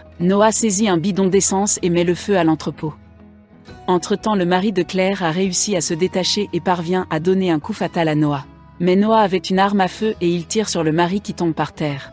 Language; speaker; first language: French; non-native, local second language; Haitian Creole